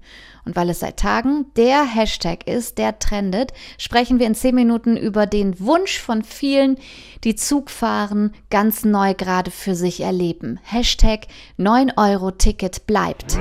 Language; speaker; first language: German; native; German